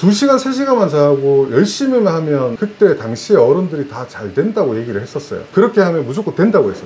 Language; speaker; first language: Korean; native; Korean